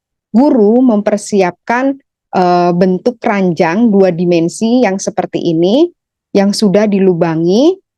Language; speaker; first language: Indonesian; native; Indonesian